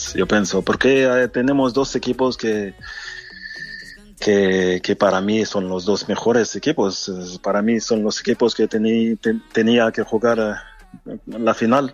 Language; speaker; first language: Spanish; non-native, fluent; French